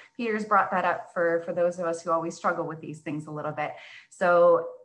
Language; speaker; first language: English; native; English